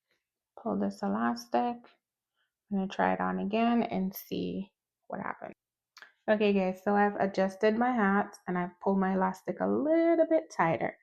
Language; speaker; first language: English; native; English